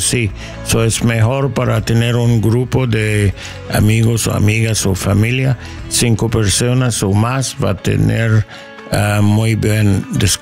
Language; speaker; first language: Spanish; non-native, learner; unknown